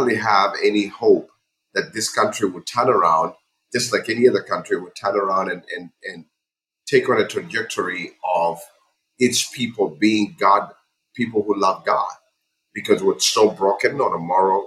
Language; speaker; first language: English; non-native, local second language; Ganda